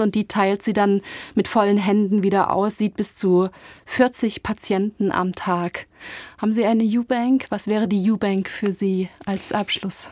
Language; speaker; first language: German; native; German